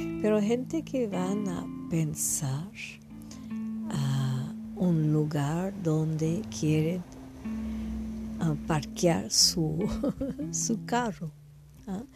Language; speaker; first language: Spanish; non-native, fluent; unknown